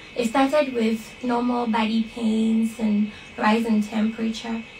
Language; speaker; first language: English; non-native, local second language; Akan